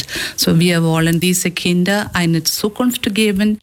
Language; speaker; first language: German; non-native, fluent; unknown